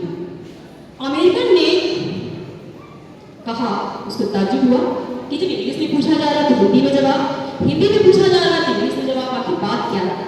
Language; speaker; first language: Hindi; native; Hindi